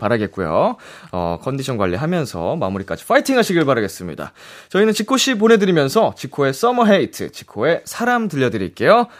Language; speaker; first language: Korean; native; Korean